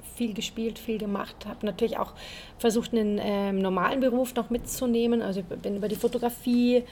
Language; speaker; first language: German; native; German